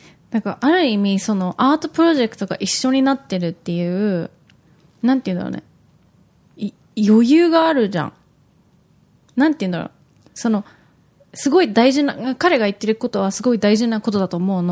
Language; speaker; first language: Japanese; early bilingual, heritage; Japanese